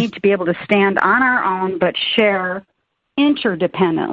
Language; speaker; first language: English; native; English